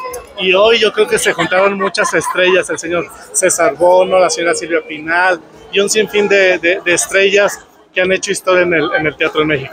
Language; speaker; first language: Spanish; native; Spanish